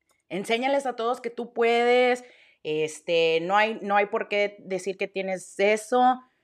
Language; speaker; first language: Spanish; early bilingual, heritage; Spanish